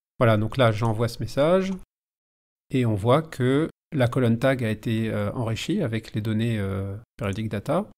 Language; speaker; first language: French; native; French